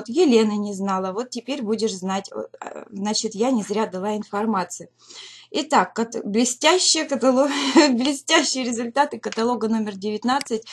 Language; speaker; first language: Russian; native; Russian